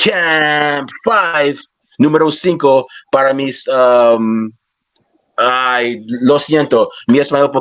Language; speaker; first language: Spanish; non-native, learner; English